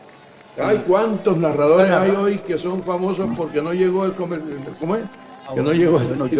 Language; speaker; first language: Spanish; native; Spanish